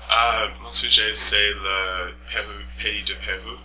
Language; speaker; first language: French; non-native, learner; English